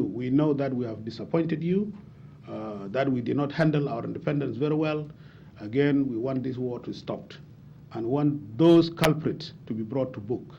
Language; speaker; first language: English; non-native, fluent; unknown